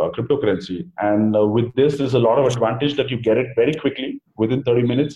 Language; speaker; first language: English; non-native, local second language; Kannada